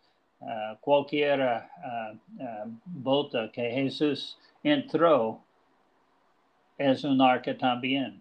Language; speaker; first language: Spanish; non-native, learner; English